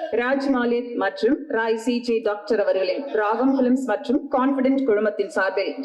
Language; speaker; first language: Tamil; native; Tamil